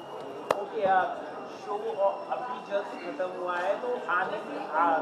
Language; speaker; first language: Hindi; native; Hindi